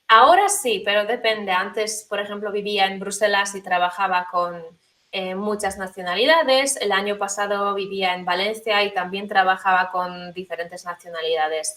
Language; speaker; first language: Spanish; non-native, fluent; Polish